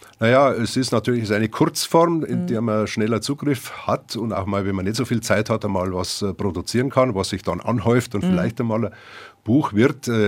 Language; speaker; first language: German; native; German